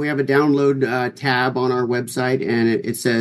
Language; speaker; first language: English; native; English